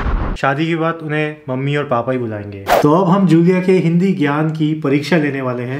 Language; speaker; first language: Hindi; native; Hindi